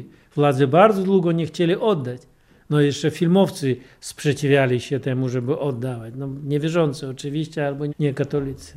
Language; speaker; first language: Polish; non-native, fluent; Russian